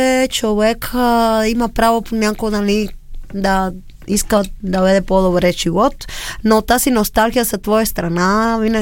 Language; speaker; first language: Bulgarian; non-native, learner; Spanish